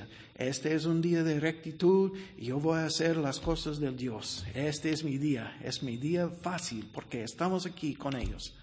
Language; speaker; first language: Spanish; non-native, learner; English